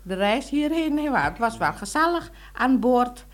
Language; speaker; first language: Dutch; non-native, local second language; Indonesian